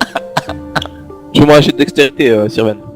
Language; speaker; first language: French; native; French